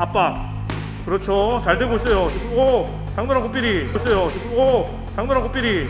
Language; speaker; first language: Korean; native; Korean